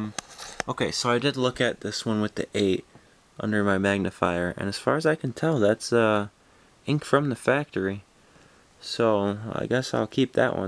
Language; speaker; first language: English; native; English